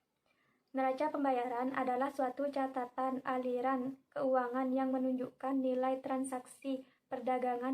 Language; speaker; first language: Indonesian; native; Indonesian